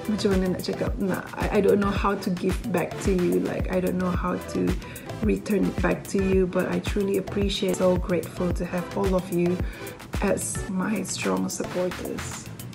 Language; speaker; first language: English; non-native, local second language; Malay